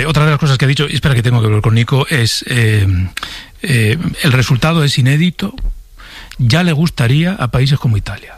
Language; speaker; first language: Spanish; native; Spanish